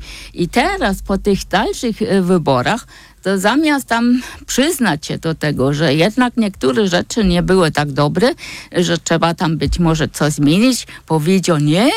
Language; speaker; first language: Polish; non-native, fluent; German